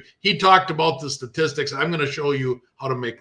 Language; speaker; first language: English; native; English